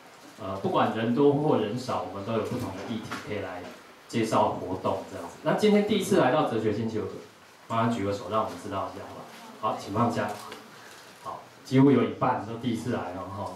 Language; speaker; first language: Chinese; native; Chinese